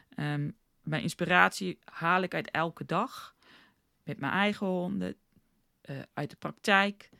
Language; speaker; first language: Dutch; early bilingual, heritage; Afrikaans